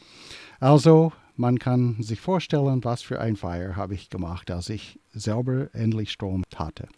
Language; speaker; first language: German; early bilingual, heritage; English